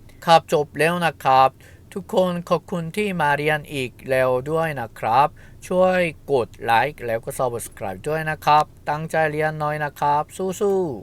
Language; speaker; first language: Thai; non-native, fluent; Korean